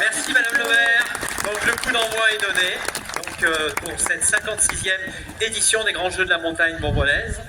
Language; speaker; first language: French; native; French